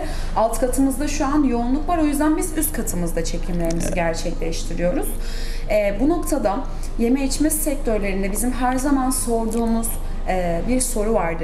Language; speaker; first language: Turkish; native; Turkish